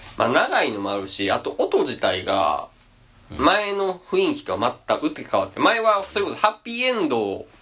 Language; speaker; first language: Japanese; native; Japanese